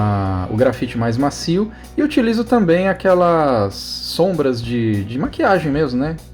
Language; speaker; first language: Portuguese; native; Portuguese